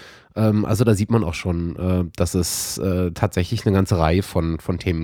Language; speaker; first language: German; native; German